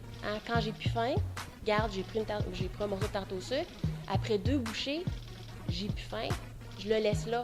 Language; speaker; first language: French; native; French